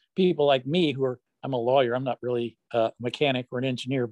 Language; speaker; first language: English; native; English